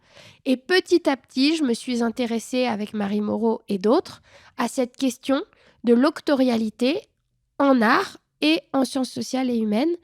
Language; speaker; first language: French; native; French